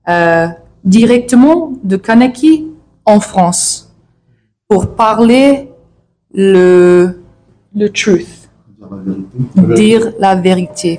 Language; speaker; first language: French; non-native, learner; English